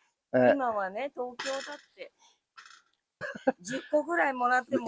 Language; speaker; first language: Japanese; native; Japanese